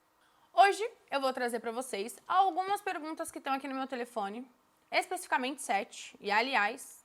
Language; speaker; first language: Portuguese; native; Portuguese